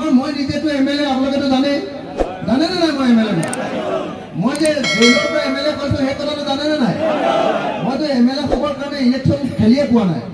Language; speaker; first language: Assamese; native; Assamese